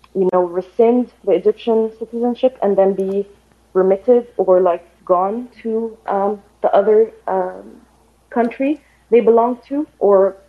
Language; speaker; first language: English; non-native, fluent; Arabic